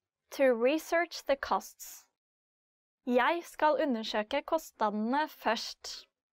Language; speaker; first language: Norwegian; native; Norwegian